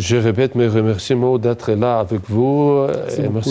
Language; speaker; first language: French; non-native, fluent; Arabic